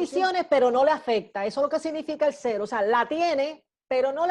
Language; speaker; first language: Spanish; native; Spanish